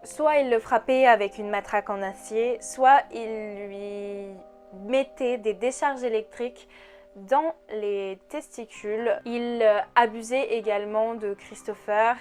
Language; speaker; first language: French; native; French